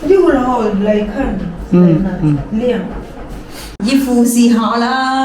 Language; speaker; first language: Chinese; non-native, learner; Lao